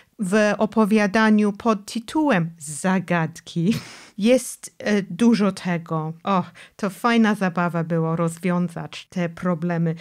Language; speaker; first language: Polish; non-native, fluent; English